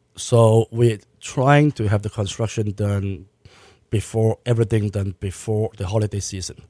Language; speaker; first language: English; non-native, local second language; Cantonese